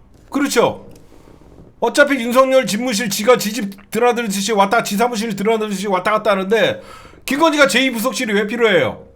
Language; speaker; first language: Korean; native; Korean